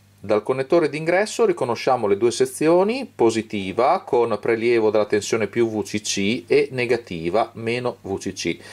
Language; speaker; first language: Italian; native; Italian